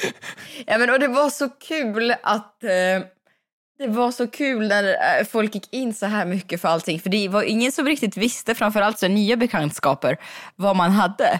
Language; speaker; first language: Swedish; native; Swedish